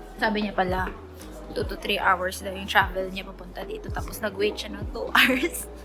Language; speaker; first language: Filipino; native; Filipino